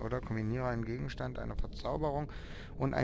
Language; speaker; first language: German; native; German